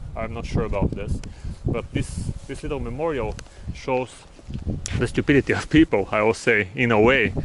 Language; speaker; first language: English; non-native, fluent; Bulgarian